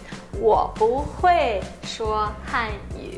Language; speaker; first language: Chinese; non-native, fluent; Portuguese